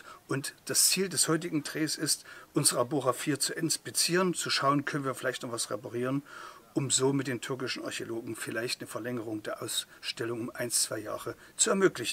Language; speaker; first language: German; native; German